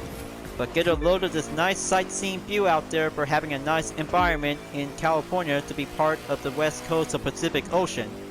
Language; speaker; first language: English; non-native, fluent; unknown